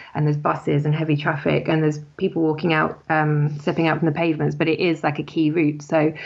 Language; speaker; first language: English; native; English